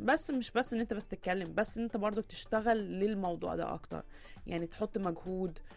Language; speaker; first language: Arabic; early bilingual, heritage; Arabic